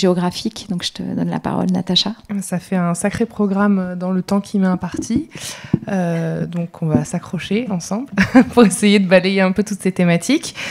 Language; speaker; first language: French; native; French